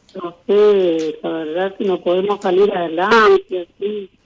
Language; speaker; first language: Spanish; native; Spanish